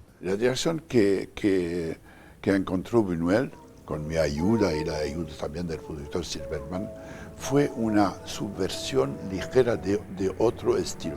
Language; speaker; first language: Spanish; non-native, fluent; French